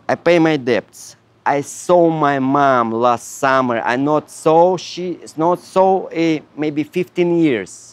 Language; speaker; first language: English; non-native, learner; Russian